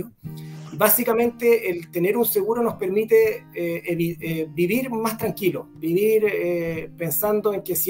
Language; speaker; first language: Spanish; native; Spanish